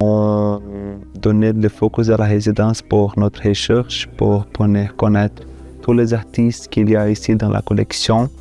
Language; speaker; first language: French; non-native, fluent; Portuguese